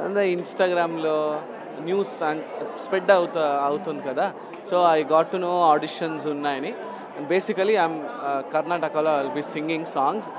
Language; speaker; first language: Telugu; non-native, learner; Kannada